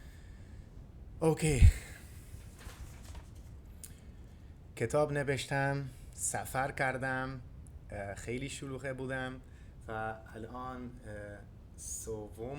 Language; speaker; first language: Persian; non-native, learner; Dutch